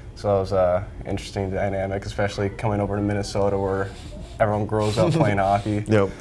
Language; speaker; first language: English; native; English